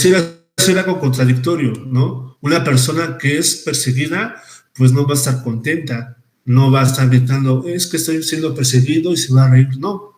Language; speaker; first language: Spanish; native; Spanish